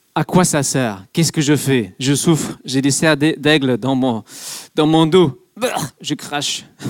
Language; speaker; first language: French; non-native, fluent; English